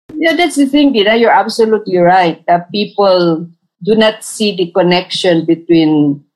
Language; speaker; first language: English; non-native, local second language; Tausug